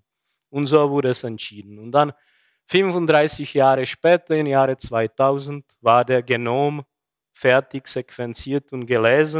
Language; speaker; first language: German; non-native, fluent; Czech